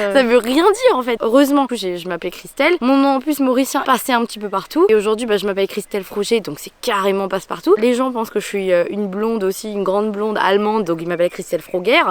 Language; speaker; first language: French; non-native, local second language; Morisyen